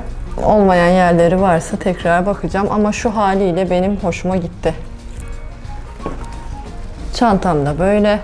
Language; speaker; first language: Turkish; native; Turkish